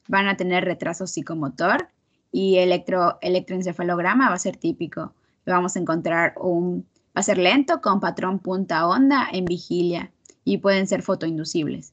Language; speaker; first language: Spanish; native; Spanish